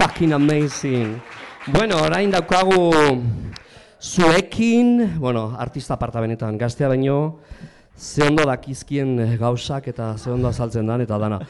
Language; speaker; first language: Basque; non-native, local second language; Spanish